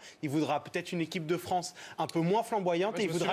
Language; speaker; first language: French; native; French